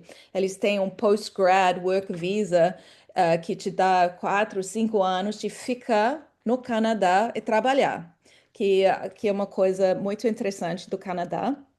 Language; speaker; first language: Portuguese; non-native, fluent; English